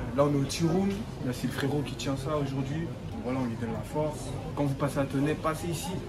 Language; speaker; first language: French; early bilingual, other home language; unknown